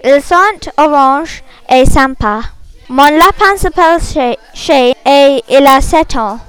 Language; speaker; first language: French; non-native, learner; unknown